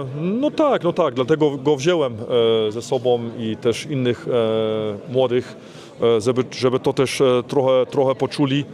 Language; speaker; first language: Polish; early bilingual, heritage; Polish